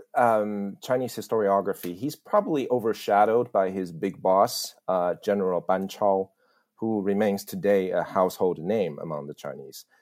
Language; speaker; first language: English; early bilingual, other home language; Chinese